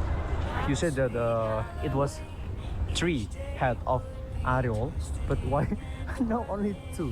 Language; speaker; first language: English; non-native, learner; Indonesian